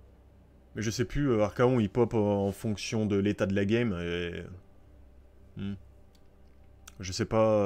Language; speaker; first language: French; native; French